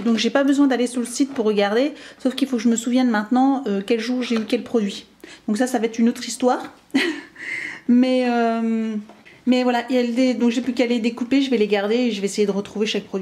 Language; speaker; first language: French; native; French